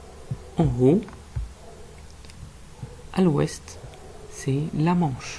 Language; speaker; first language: French; non-native, fluent; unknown